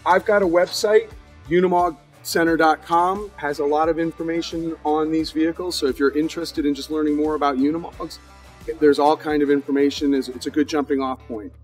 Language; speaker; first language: English; native; English